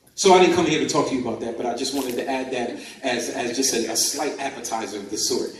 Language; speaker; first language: English; native; English